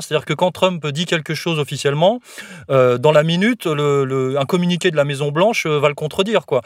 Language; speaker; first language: French; native; French